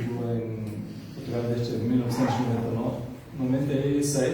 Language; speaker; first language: Portuguese; non-native, fluent; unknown